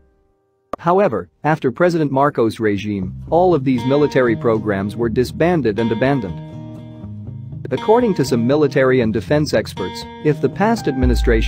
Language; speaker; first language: English; non-native, local second language; Filipino